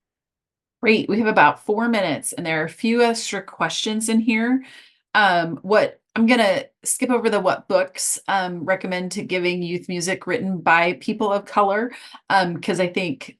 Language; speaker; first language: English; native; English